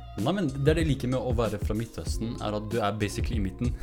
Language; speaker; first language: Norwegian; early bilingual, other home language; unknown